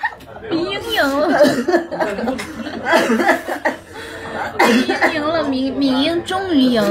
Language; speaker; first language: Chinese; native; Chinese